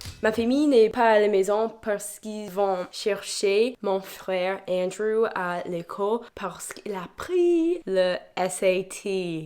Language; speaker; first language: French; non-native, learner; English